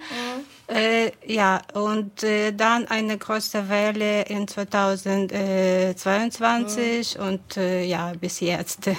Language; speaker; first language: German; non-native, fluent; Ukrainian